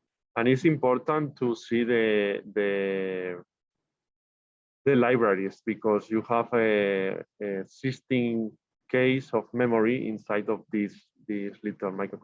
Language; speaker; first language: English; non-native, learner; Spanish